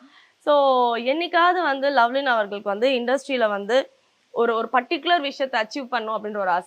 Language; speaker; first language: Tamil; native; Tamil